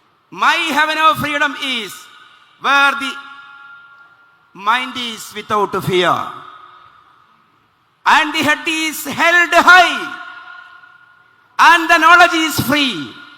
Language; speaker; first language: English; non-native, local second language; Malayalam